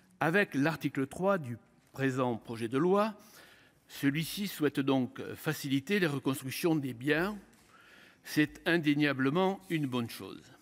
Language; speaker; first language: French; native; French